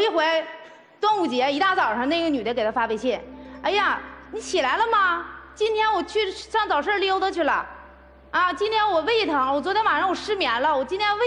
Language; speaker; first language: Chinese; native; Chinese